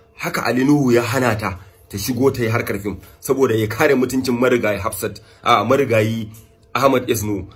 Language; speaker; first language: Hausa; non-native, local second language; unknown